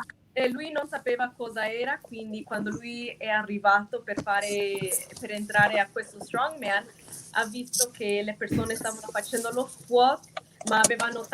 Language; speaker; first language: Italian; non-native, fluent; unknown